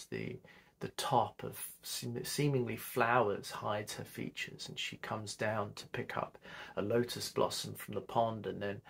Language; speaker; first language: English; native; English